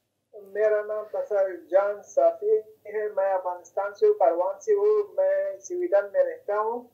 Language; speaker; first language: Hindi; non-native, fluent; Persian